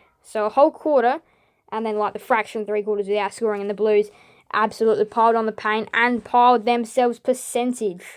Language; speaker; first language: English; native; English